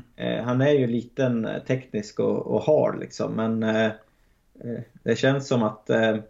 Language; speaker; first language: Swedish; native; Swedish